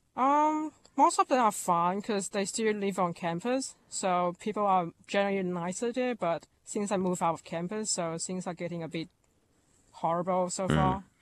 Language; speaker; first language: English; non-native, fluent; Chinese